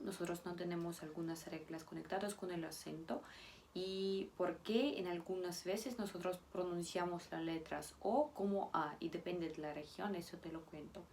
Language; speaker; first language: Spanish; non-native, fluent; Russian